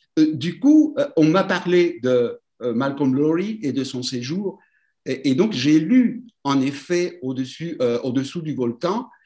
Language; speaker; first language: French; non-native, fluent; Spanish